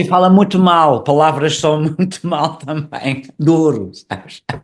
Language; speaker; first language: Portuguese; non-native, fluent; English